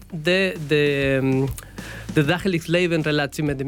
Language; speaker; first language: Dutch; non-native, learner; Spanish